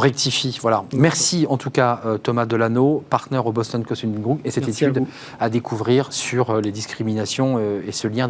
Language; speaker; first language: French; native; French